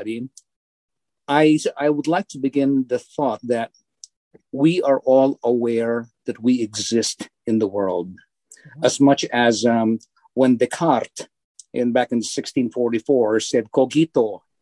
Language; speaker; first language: English; non-native, local second language; Filipino